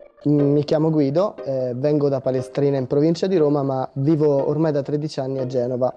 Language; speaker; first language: Italian; native; Italian